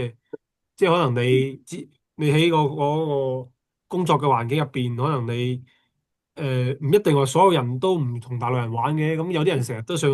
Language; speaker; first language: Chinese; native; Chinese